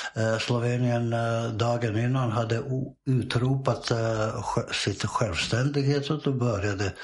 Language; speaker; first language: Swedish; non-native, fluent; Bosnian